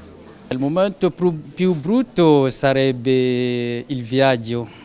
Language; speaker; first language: Italian; non-native, fluent; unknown